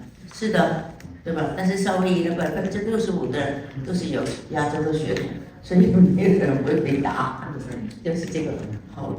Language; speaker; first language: Chinese; non-native, local second language; Cantonese